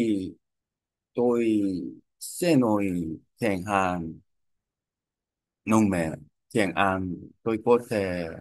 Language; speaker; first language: Vietnamese; non-native, learner; Korean